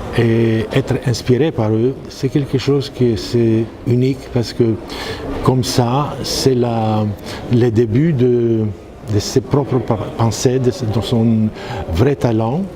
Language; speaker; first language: French; non-native, fluent; Greek